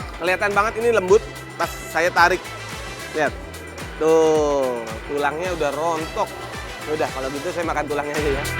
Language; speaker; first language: Indonesian; native; Indonesian